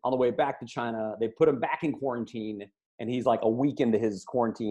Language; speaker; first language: English; native; English